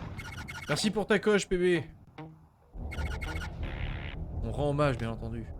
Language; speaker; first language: French; native; French